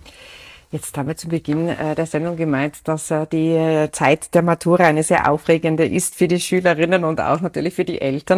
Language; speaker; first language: German; native; German